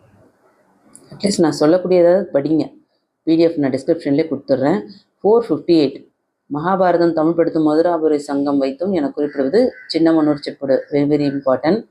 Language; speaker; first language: Tamil; native; Tamil